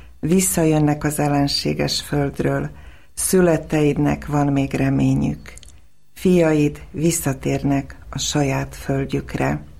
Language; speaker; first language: Hungarian; non-native, local second language; Slovak